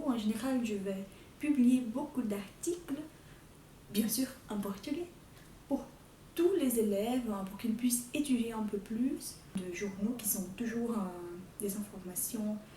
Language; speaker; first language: French; non-native, fluent; Portuguese